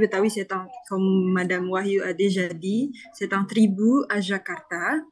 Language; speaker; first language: French; non-native, learner; Indonesian